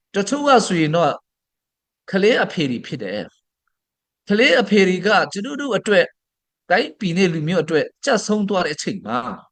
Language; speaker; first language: Burmese; non-native, local second language; Hakha Chin